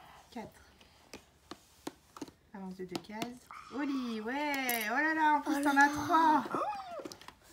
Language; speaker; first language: French; native; French